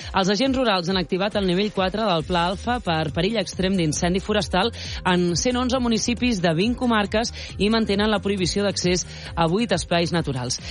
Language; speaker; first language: Catalan; native; Catalan